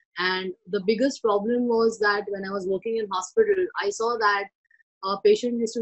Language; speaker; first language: English; non-native, local second language; Marathi